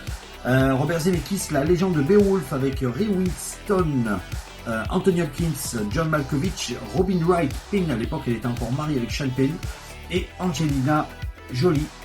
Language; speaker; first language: French; native; French